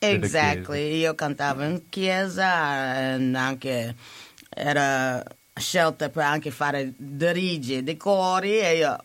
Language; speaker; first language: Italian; non-native, learner; English